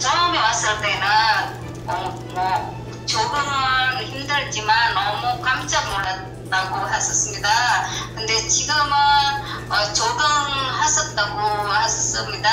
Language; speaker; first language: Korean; non-native, fluent; Indonesian